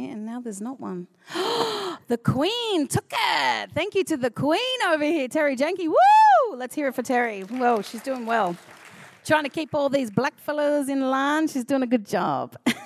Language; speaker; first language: English; native; English